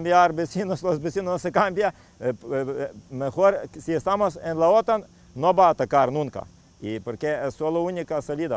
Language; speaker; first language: Spanish; non-native, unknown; Ukrainian